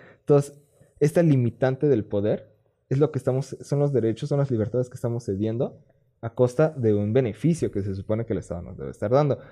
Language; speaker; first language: Spanish; native; Spanish